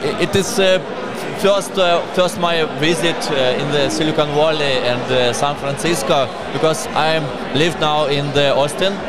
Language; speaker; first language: English; non-native, learner; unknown